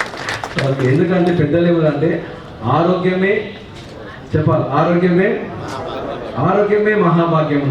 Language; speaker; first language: Telugu; native; Telugu